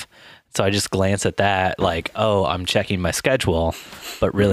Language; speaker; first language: English; native; English